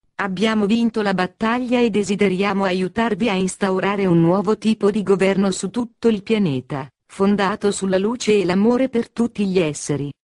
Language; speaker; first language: Italian; native; Italian